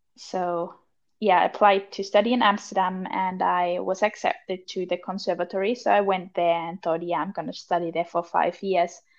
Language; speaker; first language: English; non-native, fluent; German